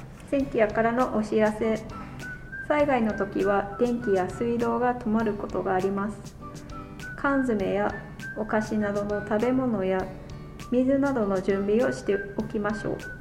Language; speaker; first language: Japanese; non-native, fluent; English